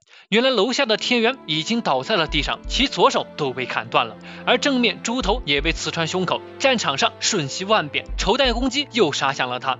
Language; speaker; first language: Chinese; native; Chinese